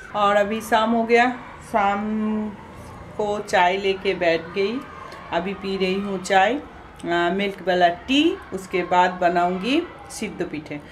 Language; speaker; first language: Hindi; non-native, local second language; Bangla